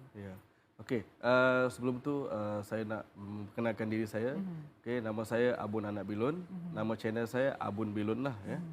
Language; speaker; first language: Malay; non-native, local second language; Iban